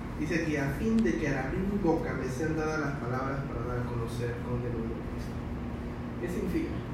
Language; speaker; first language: Spanish; early bilingual, other home language; Chinese